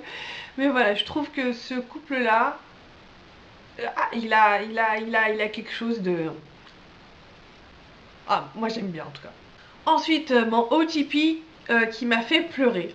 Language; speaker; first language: French; native; French